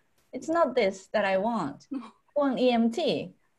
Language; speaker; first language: English; non-native, fluent; Japanese